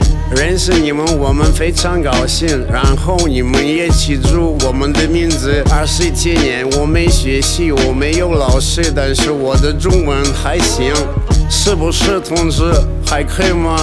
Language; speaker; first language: Chinese; non-native, learner; Russian